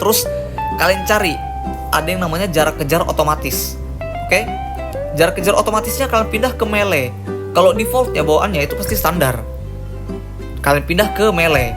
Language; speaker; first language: Indonesian; native; Indonesian